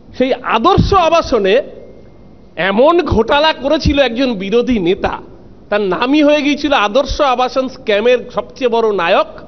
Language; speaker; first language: Bangla; native; Bangla